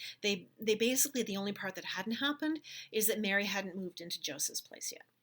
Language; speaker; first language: English; native; English